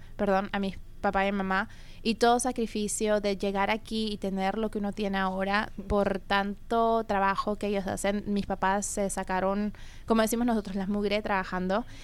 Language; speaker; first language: Spanish; native; Spanish